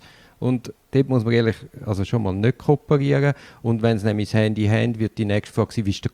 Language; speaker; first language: German; native; German